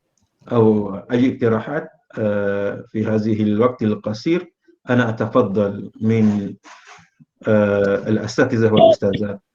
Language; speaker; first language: Arabic; non-native, fluent; Malay